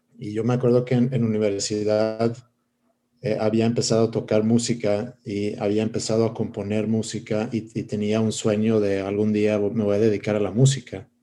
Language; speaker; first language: Spanish; non-native, fluent; Swedish